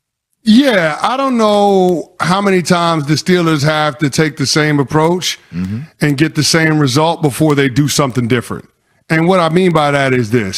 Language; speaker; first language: English; native; English